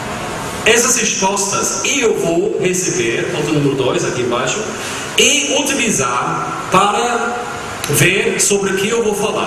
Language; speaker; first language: Portuguese; non-native, fluent; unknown